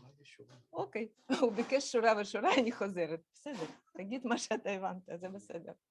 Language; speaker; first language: Hebrew; non-native, fluent; Russian